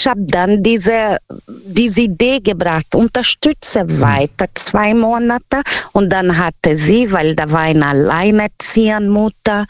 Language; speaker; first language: German; non-native, learner; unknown